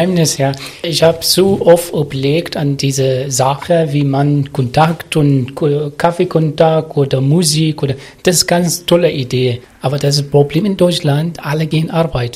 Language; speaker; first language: German; non-native, learner; Arabic